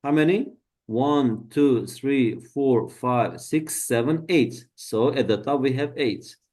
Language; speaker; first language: English; non-native, fluent; Uzbek